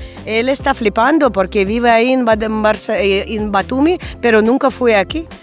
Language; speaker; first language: Spanish; non-native, fluent; Russian